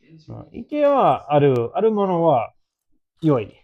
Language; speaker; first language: Japanese; non-native, learner; English